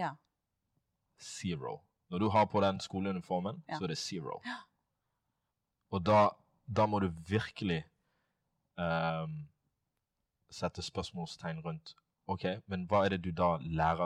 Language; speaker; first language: Norwegian; non-native, fluent; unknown